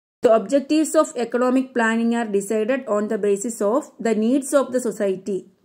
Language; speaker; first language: English; non-native, local second language; Malayalam